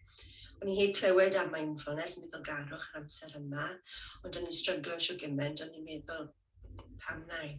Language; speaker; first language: Welsh; native; Welsh